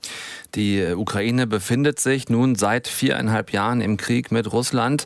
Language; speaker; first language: German; native; German